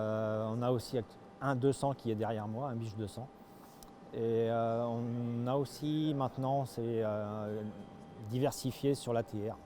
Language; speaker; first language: French; native; French